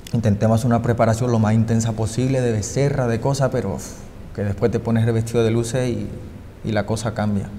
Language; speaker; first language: Spanish; native; Spanish